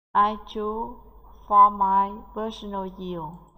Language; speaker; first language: English; non-native, learner; Vietnamese